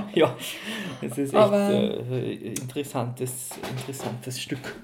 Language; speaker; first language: German; native; German